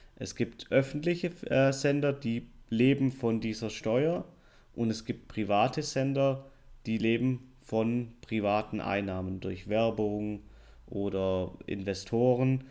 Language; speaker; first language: German; native; German